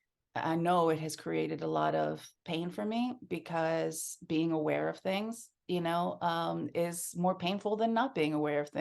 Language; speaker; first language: English; early bilingual, other home language; Spanish